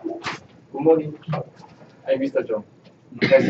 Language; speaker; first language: English; non-native, learner; Korean